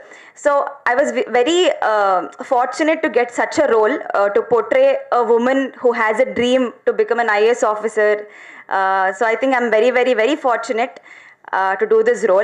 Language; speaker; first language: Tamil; non-native, learner; Telugu